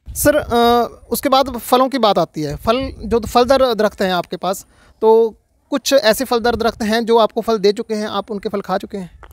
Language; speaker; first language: Hindi; non-native, local second language; Punjabi